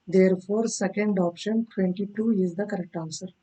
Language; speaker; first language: English; non-native, local second language; Kannada